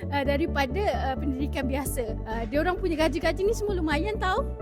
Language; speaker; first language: Malay; native; Malay